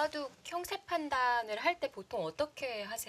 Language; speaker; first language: Korean; native; Korean